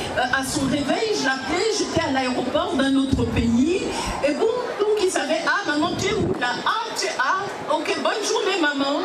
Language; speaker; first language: French; early bilingual, other home language; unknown